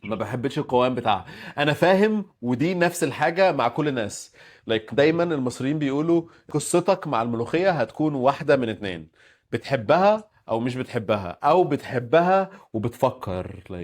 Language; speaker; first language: Arabic; native; Arabic